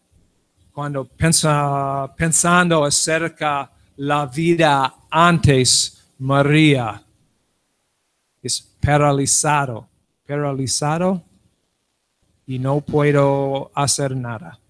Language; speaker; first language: Spanish; non-native, learner; English